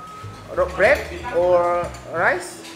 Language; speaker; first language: English; non-native, learner; Indonesian